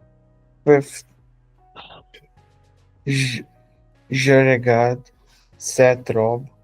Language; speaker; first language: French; non-native, learner; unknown